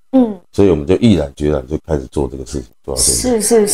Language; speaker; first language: Chinese; native; Chinese